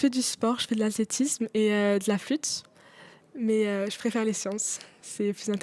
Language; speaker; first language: French; non-native, local second language; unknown